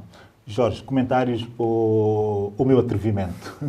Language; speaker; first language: Portuguese; native; Portuguese